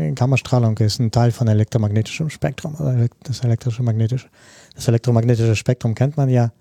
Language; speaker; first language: German; non-native, fluent; Russian